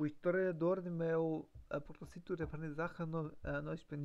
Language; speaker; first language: Portuguese; non-native, learner; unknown